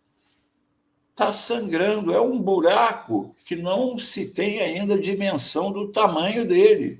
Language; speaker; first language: Portuguese; native; Portuguese